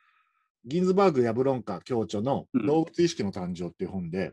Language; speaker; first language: Japanese; native; Japanese